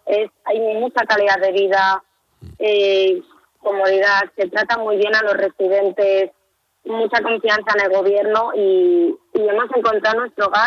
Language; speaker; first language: Spanish; native; Spanish